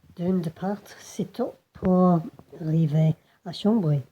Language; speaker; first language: French; non-native, learner; English